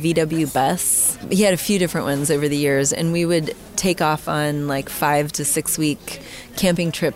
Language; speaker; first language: English; native; English